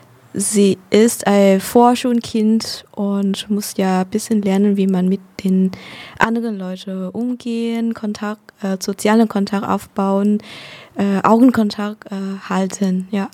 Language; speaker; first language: German; non-native, fluent; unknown